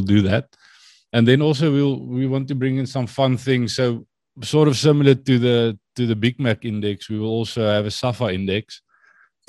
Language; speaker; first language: English; non-native, local second language; Afrikaans